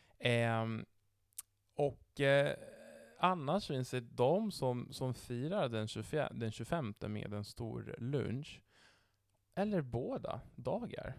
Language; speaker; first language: Swedish; non-native, fluent; Italian